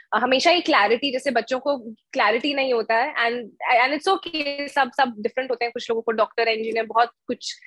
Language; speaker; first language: Hindi; native; Hindi